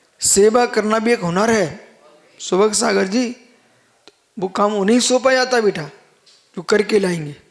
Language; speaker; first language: Hindi; native; Hindi